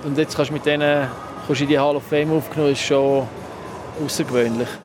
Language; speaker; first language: German; native; German